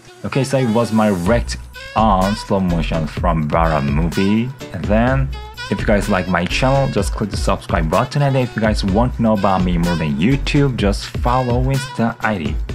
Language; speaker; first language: English; non-native, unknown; Korean